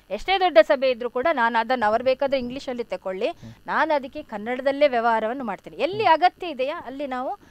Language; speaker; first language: Kannada; non-native, local second language; Tulu